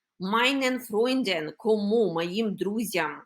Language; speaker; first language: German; non-native, fluent; Ukrainian